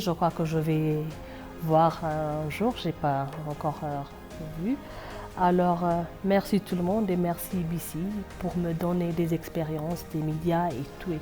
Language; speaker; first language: French; non-native, fluent; Amharic